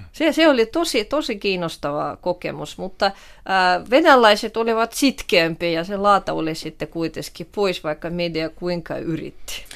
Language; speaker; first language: Finnish; non-native, fluent; Russian